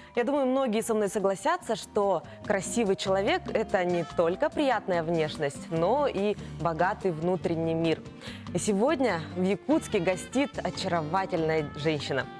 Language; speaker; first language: Russian; native; Russian